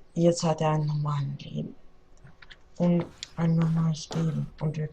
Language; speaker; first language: German; non-native, local second language; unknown